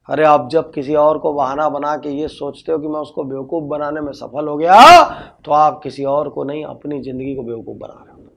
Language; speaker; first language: Hindi; native; Hindi